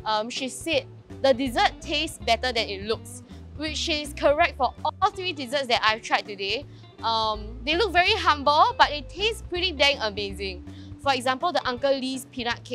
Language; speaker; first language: English; native; English